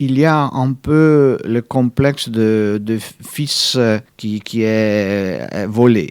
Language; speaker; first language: French; non-native, fluent; Italian